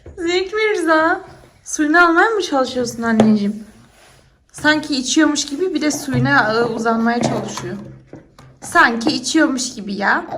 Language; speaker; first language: Turkish; early bilingual, heritage; Turkish